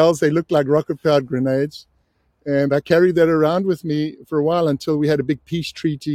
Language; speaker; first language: English; native; English